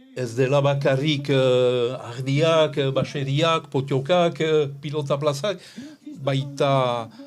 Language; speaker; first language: Basque; non-native, local second language; French